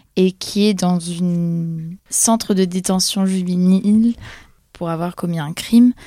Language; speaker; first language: French; non-native, fluent; Polish